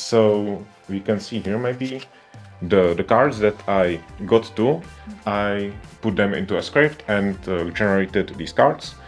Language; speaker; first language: English; non-native, fluent; Czech